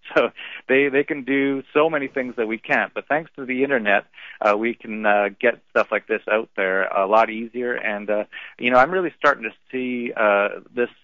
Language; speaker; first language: English; native; English